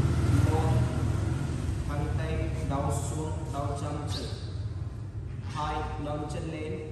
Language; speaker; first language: Vietnamese; non-native, learner; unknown